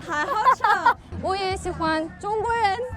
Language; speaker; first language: Chinese; non-native, learner; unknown